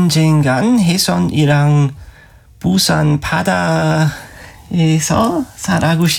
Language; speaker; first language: Korean; non-native, learner; German